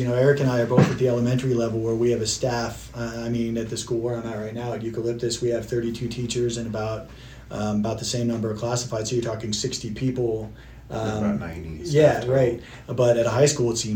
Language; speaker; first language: English; native; English